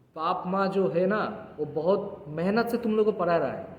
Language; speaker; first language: Hindi; non-native, local second language; Bangla